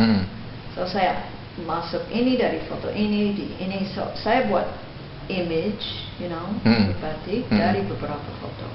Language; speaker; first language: Indonesian; non-native, fluent; English